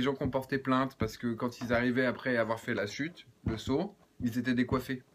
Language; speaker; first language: French; native; French